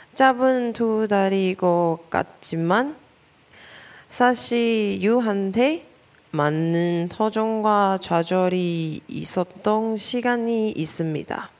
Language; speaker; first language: Korean; non-native, learner; Chinese